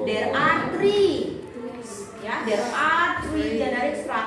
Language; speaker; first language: English; non-native, learner; Indonesian